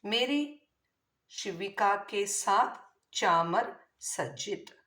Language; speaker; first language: Hindi; non-native, local second language; Tamil